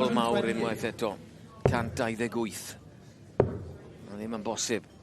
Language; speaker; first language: Welsh; native; Welsh